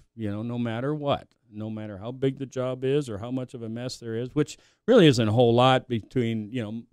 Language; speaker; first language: English; native; English